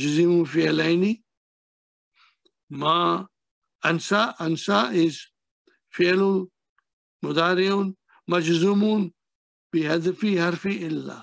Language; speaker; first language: Arabic; non-native, fluent; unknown